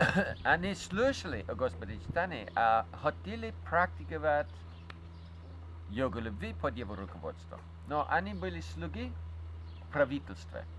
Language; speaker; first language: Russian; non-native, fluent; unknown